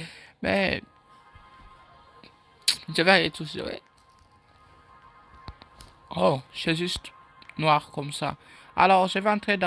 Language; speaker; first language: French; non-native, learner; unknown